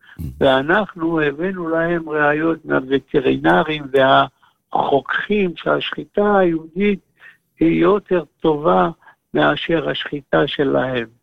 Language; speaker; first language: Hebrew; non-native, fluent; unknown